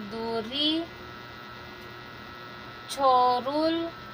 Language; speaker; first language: Korean; non-native, learner; Filipino